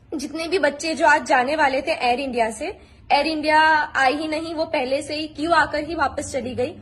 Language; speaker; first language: Hindi; non-native, local second language; Gujarati